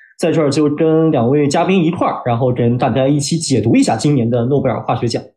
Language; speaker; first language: Chinese; native; Chinese